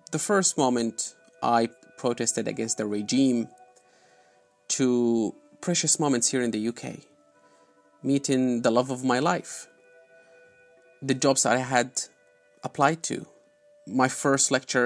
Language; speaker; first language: English; non-native, fluent; Arabic